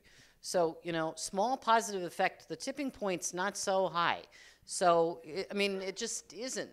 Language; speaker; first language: English; native; English